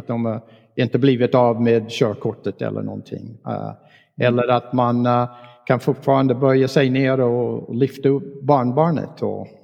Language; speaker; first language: Swedish; non-native, fluent; English